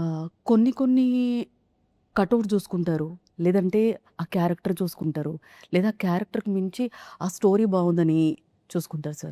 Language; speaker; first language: Telugu; native; Telugu